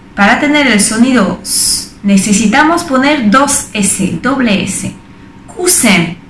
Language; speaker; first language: Spanish; non-native, fluent; French